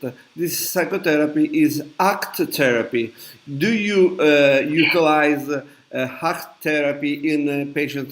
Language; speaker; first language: English; non-native, learner; Italian